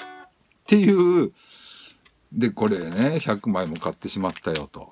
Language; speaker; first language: Japanese; native; Japanese